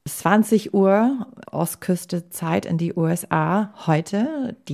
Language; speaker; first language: German; non-native, fluent; English